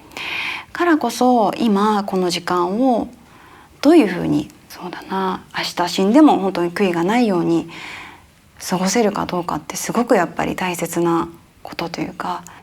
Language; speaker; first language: Japanese; native; Japanese